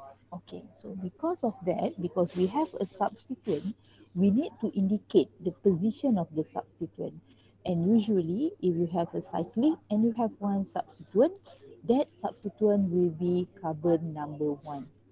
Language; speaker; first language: English; non-native, local second language; Malay